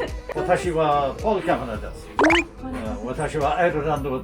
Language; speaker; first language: Japanese; non-native, learner; English